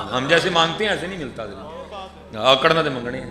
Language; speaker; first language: Urdu; non-native, local second language; Punjabi